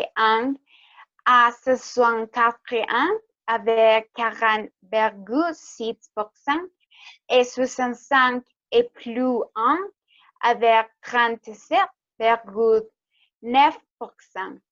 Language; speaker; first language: French; non-native, learner; Spanish